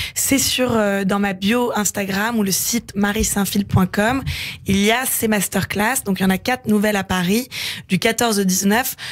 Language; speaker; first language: French; native; French